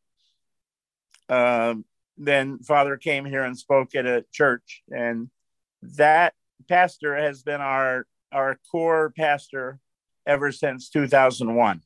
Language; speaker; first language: English; native; English